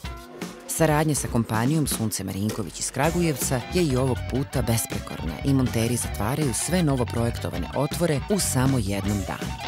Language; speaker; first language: Serbian; native; Serbian